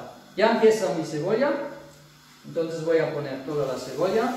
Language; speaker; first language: Spanish; non-native, fluent; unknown